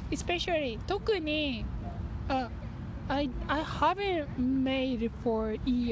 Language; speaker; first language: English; non-native, fluent; Japanese